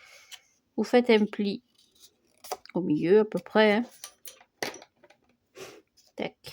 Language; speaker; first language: French; native; French